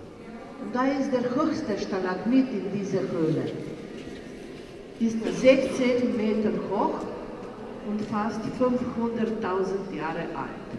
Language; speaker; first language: German; non-native, fluent; Slovenian